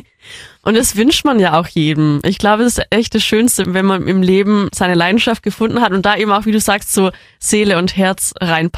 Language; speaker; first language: German; native; German